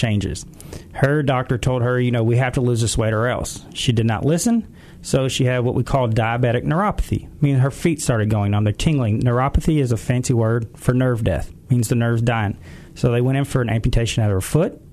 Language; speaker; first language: English; native; English